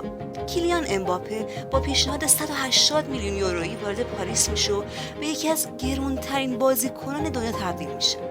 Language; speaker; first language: Persian; native; Persian